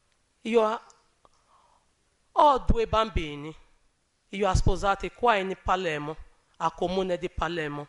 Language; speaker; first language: Italian; non-native, learner; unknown